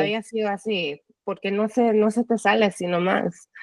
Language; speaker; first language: Spanish; early bilingual, heritage; English